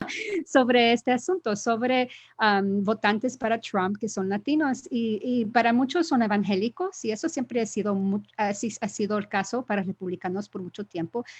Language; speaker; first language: Spanish; early bilingual, other home language; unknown